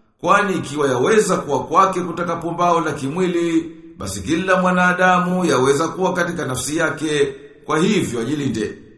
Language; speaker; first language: Swahili; native; Swahili